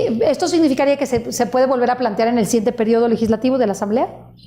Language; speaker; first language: Spanish; native; Spanish